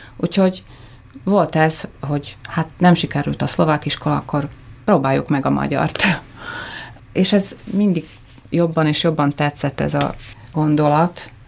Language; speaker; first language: Hungarian; native; Hungarian